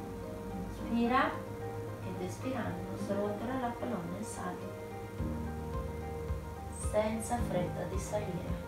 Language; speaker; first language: Italian; native; Italian